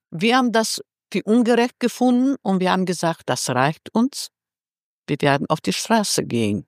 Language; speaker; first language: German; non-native, fluent; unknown